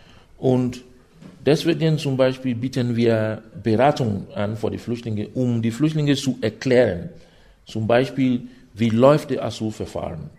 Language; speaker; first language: German; non-native, fluent; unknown